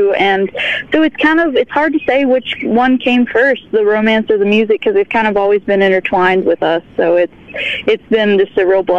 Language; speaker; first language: English; native; English